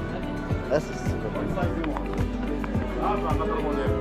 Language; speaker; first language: Spanish; non-native, fluent; English